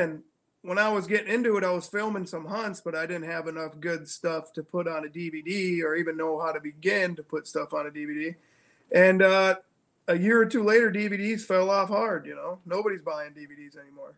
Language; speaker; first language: English; native; English